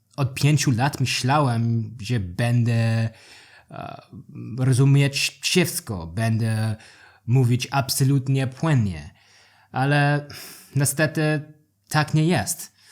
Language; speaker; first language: Polish; non-native, learner; English